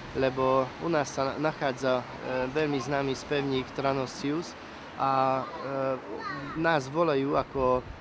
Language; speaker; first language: Slovak; early bilingual, heritage; Slovak